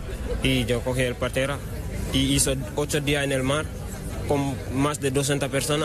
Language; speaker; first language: Spanish; non-native, learner; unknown